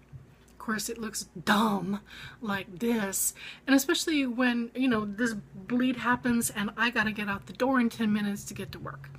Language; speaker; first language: English; native; English